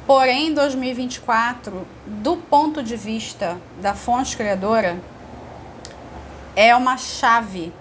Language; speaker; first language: Portuguese; native; Portuguese